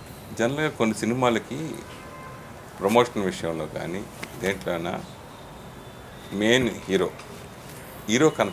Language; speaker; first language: Telugu; native; Telugu